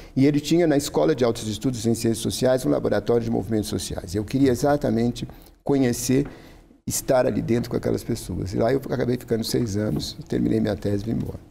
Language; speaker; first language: Portuguese; native; Portuguese